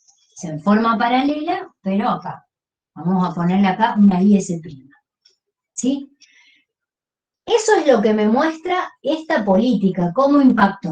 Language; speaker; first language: Spanish; native; Spanish